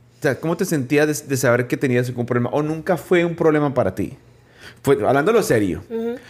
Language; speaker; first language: Spanish; native; Spanish